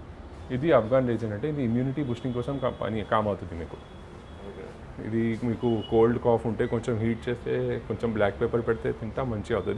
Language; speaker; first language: Telugu; non-native, local second language; Hindi